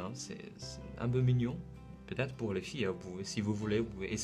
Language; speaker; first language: French; non-native, learner; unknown